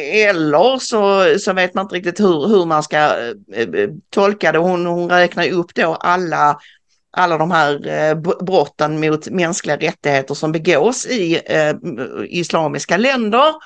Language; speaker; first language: Swedish; native; Swedish